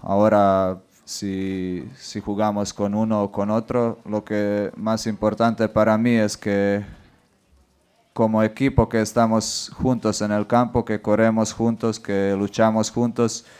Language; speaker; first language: Spanish; non-native, fluent; Croatian